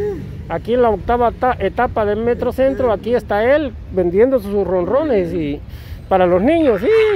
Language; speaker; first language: Spanish; native; Spanish